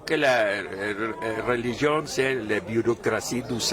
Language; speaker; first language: French; non-native, fluent; Spanish